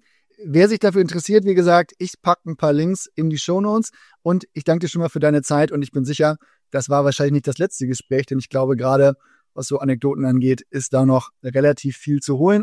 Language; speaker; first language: German; native; German